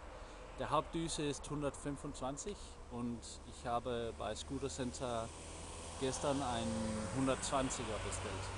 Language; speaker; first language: German; non-native, fluent; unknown